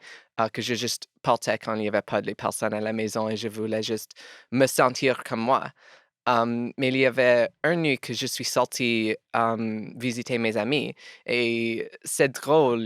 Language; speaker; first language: French; non-native, local second language; English